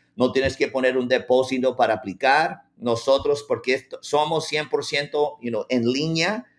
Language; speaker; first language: Spanish; early bilingual, heritage; Spanish